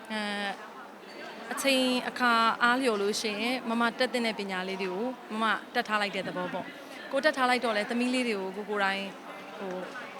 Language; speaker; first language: Burmese; native; Burmese